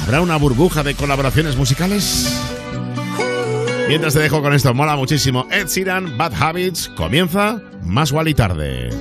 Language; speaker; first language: Spanish; native; Spanish